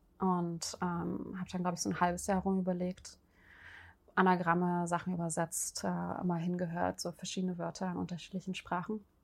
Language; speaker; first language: German; native; German